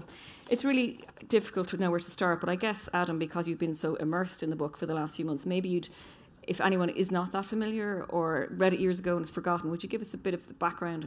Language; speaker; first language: English; native; English